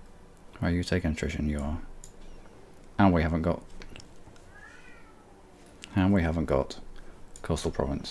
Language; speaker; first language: English; native; English